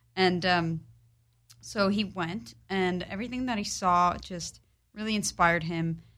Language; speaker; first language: English; early bilingual, other home language; Polish